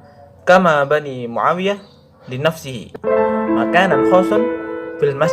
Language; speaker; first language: Arabic; non-native, learner; Indonesian